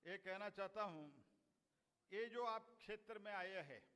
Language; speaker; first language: Hindi; non-native, local second language; Kannada